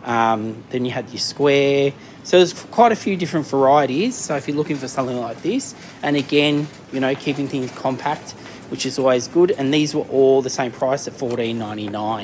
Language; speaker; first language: English; native; English